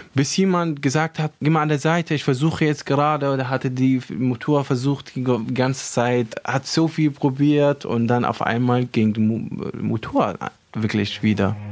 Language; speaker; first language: German; non-native, fluent; Arabic